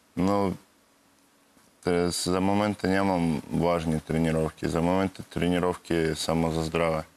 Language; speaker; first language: Bulgarian; non-native, learner; Russian